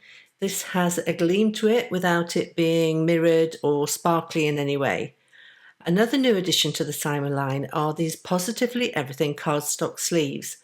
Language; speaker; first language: English; native; English